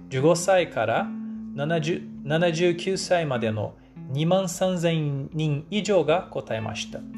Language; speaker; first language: Japanese; non-native, fluent; Portuguese